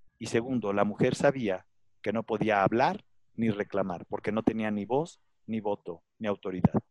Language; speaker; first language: Spanish; native; Spanish